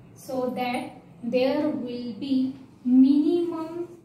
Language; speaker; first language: English; non-native, local second language; Marathi